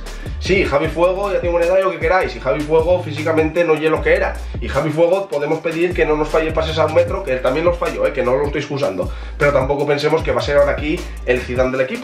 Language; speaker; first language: Spanish; native; Spanish